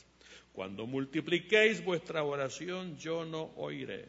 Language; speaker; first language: Spanish; native; Spanish